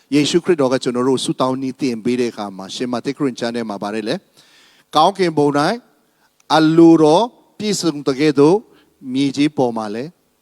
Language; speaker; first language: Burmese; non-native, local second language; Tedim Chin